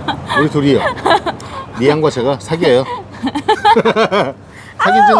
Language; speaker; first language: Korean; native; Korean